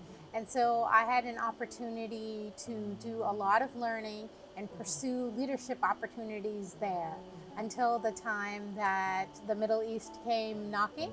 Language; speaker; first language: English; native; English